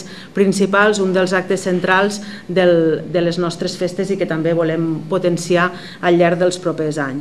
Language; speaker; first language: Catalan; native; Catalan